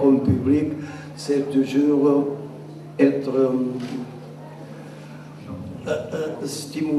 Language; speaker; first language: French; non-native, learner; Portuguese